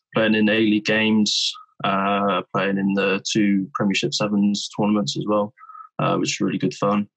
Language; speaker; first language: English; native; English